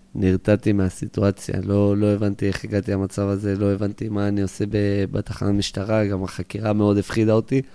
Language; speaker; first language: Hebrew; early bilingual, other home language; English